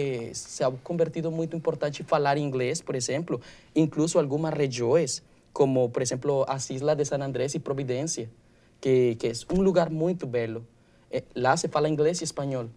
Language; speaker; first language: Portuguese; non-native, learner; Spanish